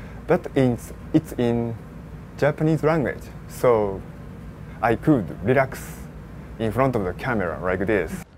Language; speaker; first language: English; non-native, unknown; Japanese